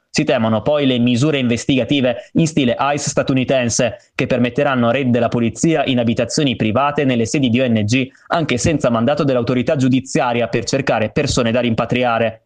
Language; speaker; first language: Italian; native; Italian